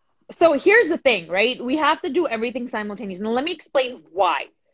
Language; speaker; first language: English; early bilingual, other home language; Punjabi